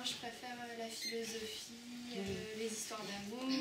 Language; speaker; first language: French; native; French